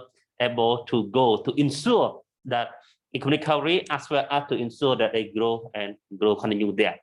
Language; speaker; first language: English; non-native, learner; Khmer